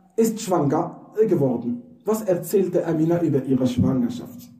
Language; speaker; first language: German; non-native, fluent; Arabic